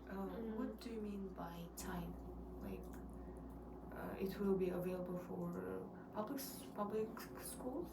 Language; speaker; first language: English; non-native, learner; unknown